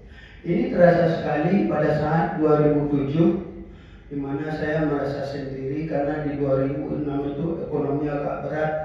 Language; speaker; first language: Indonesian; native; Indonesian